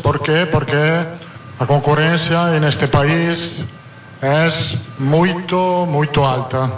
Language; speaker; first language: Portuguese; non-native, fluent; Italian